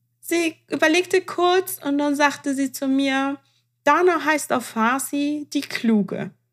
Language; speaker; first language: German; non-native, fluent; Persian